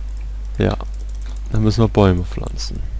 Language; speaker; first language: German; native; German